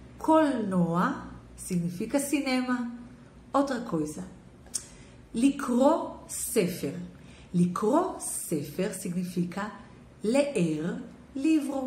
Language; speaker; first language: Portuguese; non-native, fluent; Hebrew